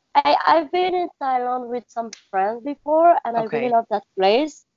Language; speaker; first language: English; non-native, learner; French